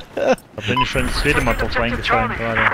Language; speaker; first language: German; native; German